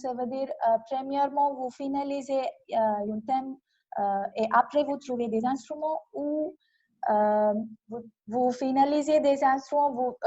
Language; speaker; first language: French; non-native, learner; Malayalam